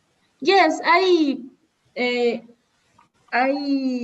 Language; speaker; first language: English; non-native, learner; Spanish